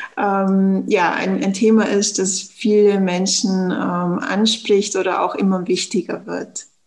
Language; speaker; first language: German; native; German